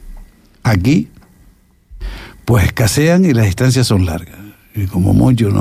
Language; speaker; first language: Spanish; native; Spanish